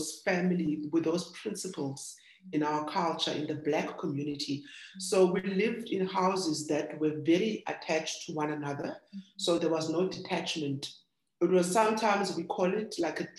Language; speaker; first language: English; non-native, local second language; Xhosa